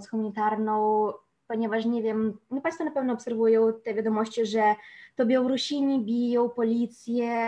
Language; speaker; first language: Polish; non-native, fluent; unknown